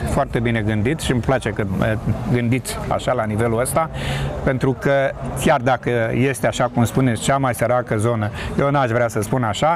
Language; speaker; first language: Romanian; native; Romanian